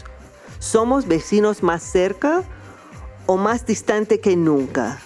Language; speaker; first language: Spanish; non-native, fluent; English